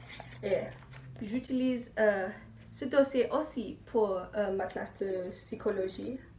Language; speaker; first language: French; non-native, learner; English